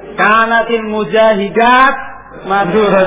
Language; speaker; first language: Arabic; non-native, fluent; Indonesian